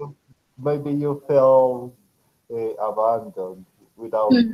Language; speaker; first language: English; non-native, fluent; Spanish